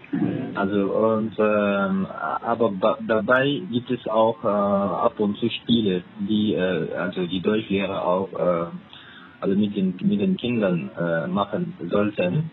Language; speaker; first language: German; non-native, fluent; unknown